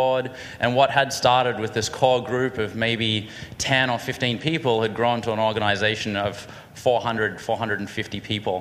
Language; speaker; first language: English; native; English